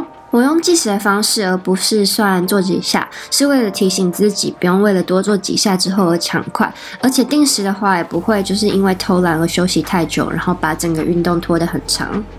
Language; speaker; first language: Chinese; native; Chinese